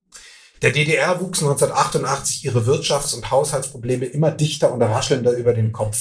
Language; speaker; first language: German; native; German